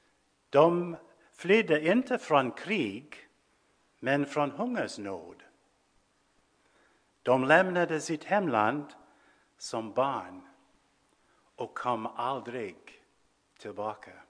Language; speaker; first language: Swedish; non-native, fluent; English